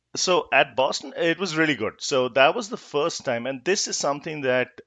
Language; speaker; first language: English; non-native, local second language; Hindi